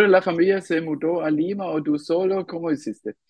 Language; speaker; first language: Spanish; non-native, fluent; German